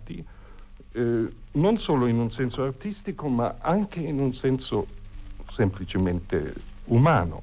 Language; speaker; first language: Italian; non-native, fluent; German